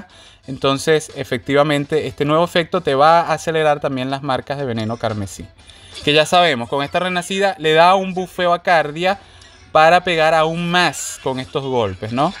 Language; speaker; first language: Spanish; native; Spanish